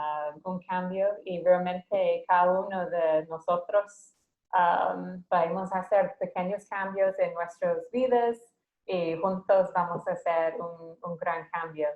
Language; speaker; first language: Spanish; non-native, fluent; English